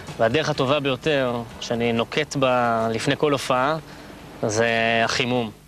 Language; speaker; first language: Hebrew; native; Hebrew